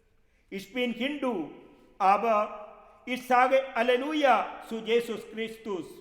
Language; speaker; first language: German; non-native, fluent; Malayalam